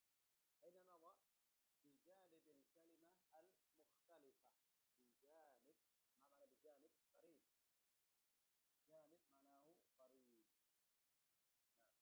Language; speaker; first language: Arabic; non-native, fluent; Khmer